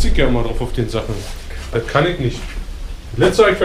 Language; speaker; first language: German; native; German